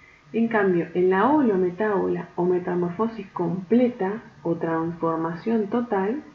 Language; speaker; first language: Spanish; native; Spanish